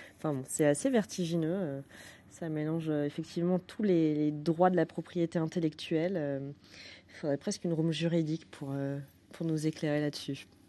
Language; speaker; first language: French; native; French